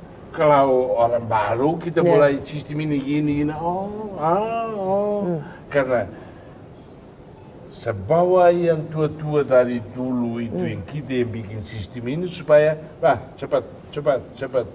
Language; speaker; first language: Indonesian; non-native, fluent; Tetum